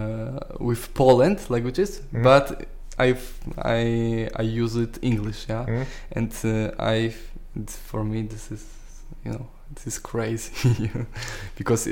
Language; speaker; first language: English; non-native, learner; Polish